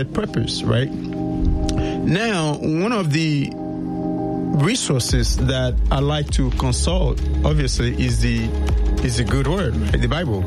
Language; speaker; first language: English; non-native, local second language; Yoruba